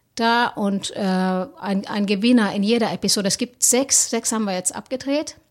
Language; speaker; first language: German; non-native, fluent; Finnish